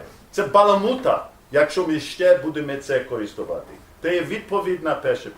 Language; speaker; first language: Ukrainian; non-native, learner; English